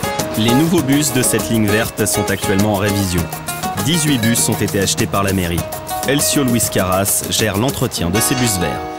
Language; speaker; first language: French; native; French